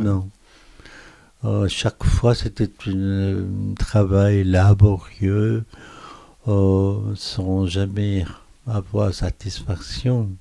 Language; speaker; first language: French; non-native, fluent; Korean